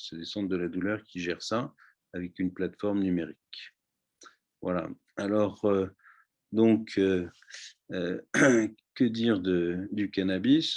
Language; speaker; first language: French; native; French